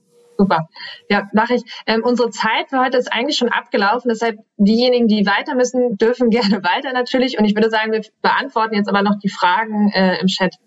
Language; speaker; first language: German; native; German